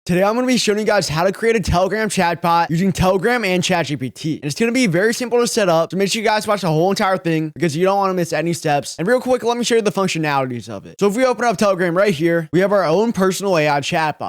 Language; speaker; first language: English; native; English